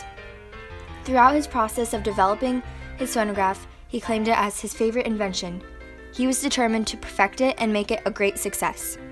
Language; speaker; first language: English; native; English